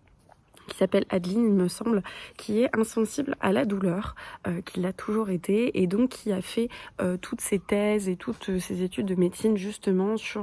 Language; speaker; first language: French; native; French